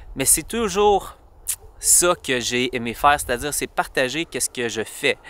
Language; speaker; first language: French; native; French